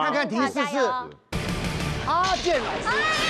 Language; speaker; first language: Chinese; native; Chinese